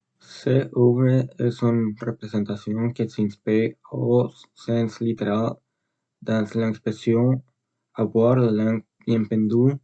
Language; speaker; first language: French; non-native, learner; Spanish